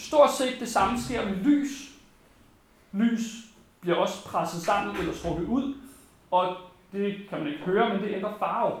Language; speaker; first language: Danish; native; Danish